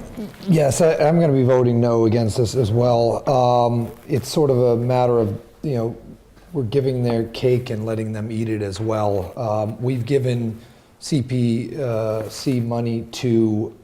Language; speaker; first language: English; native; English